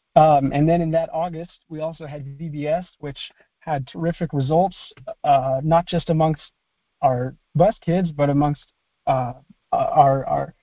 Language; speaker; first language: English; native; English